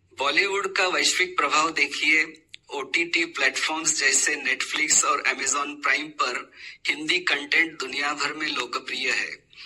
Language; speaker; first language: Hindi; non-native, local second language; Marathi